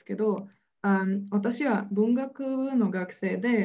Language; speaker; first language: Japanese; non-native, fluent; Slovenian